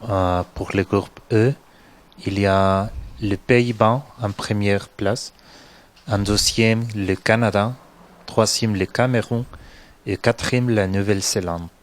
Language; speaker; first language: French; non-native, fluent; Spanish